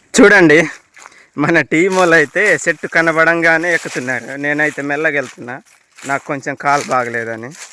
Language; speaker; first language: Telugu; non-native, local second language; Koya